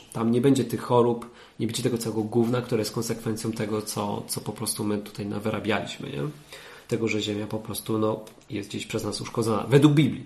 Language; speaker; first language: Polish; native; Polish